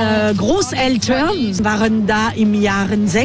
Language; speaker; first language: German; non-native, fluent; French